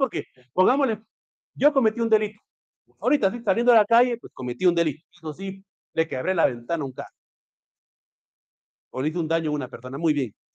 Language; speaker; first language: Spanish; native; Spanish